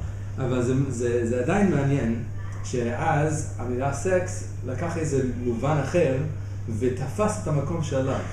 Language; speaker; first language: Hebrew; non-native, fluent; English